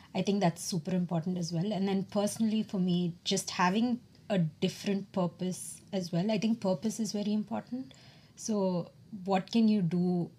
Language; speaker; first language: English; non-native, local second language; Tamil